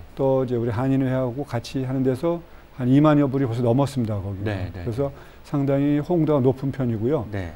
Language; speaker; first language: Korean; native; Korean